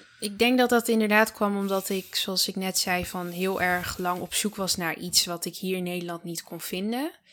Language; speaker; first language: Dutch; early bilingual, other home language; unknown